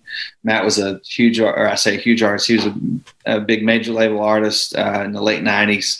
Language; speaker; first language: English; native; English